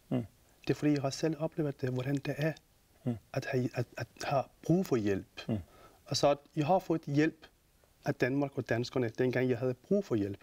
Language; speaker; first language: Danish; non-native, fluent; Persian